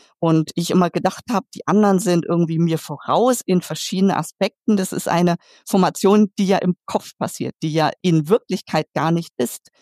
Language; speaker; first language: German; early bilingual, other home language; Vietnamese